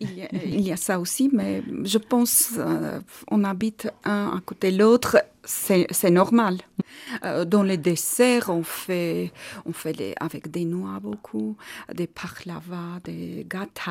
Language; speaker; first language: French; non-native, learner; Armenian